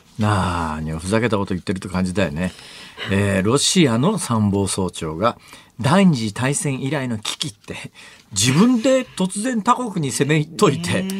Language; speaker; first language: Japanese; native; Japanese